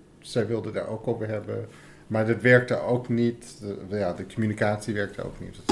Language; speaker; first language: Dutch; non-native, fluent; English